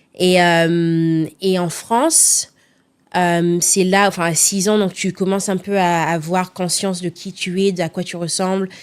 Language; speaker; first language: French; early bilingual, other home language; Lingala